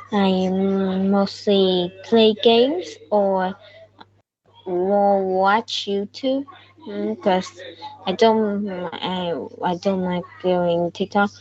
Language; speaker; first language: English; non-native, learner; Vietnamese